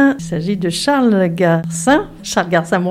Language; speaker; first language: French; native; French